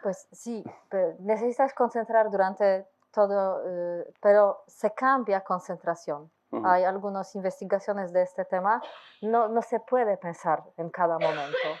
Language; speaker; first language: Spanish; non-native, learner; Polish